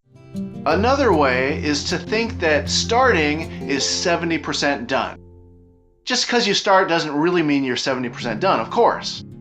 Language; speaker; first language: English; native; English